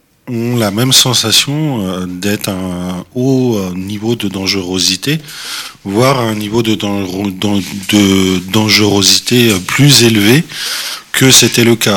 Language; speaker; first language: French; native; French